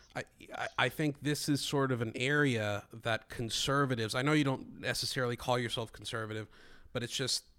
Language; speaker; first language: English; non-native, fluent; Greek